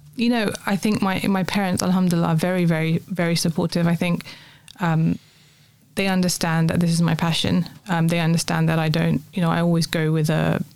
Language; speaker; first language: English; native; English